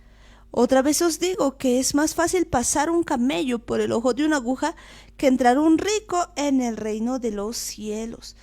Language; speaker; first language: Spanish; native; Spanish